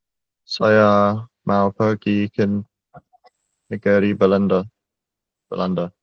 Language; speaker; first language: Indonesian; non-native, learner; English